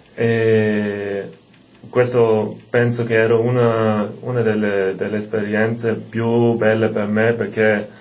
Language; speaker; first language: Italian; non-native, fluent; German